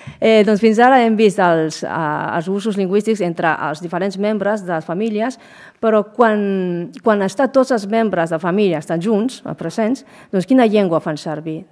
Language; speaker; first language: Catalan; non-native, fluent; Japanese